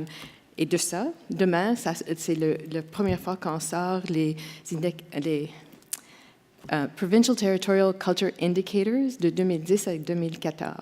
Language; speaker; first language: French; non-native, local second language; English